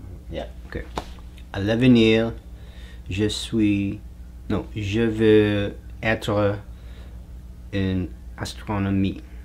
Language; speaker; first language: French; non-native, learner; English